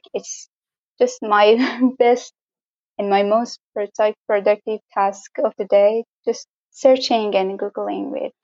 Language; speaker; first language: English; non-native, fluent; Persian